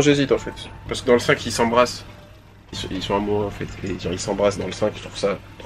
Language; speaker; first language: French; native; French